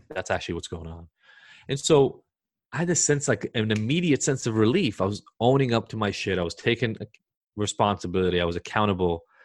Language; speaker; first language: English; early bilingual, other home language; Hebrew